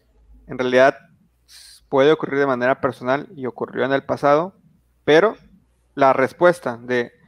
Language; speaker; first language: Spanish; native; Spanish